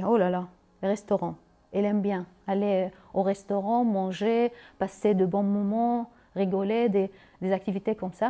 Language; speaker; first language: French; non-native, learner; Arabic